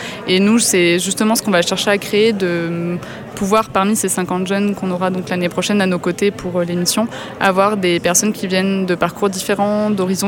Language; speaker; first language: French; native; French